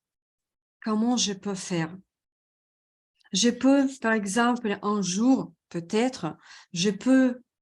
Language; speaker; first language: French; non-native, fluent; Russian